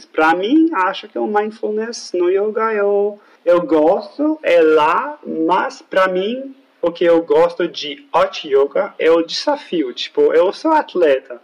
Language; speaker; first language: Portuguese; non-native, fluent; French